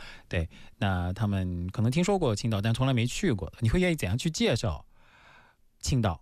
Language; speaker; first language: Chinese; native; Chinese